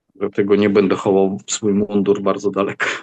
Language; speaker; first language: Polish; non-native, fluent; Ukrainian